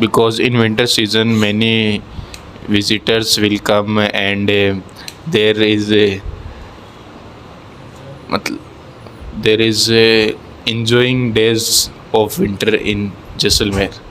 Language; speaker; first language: English; non-native, learner; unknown